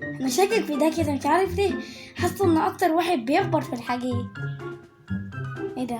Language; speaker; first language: Arabic; native; Arabic